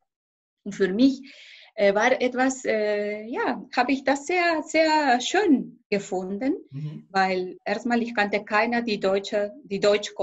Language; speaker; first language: German; non-native, fluent; Spanish